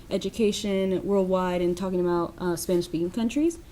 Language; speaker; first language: English; non-native, fluent; Spanish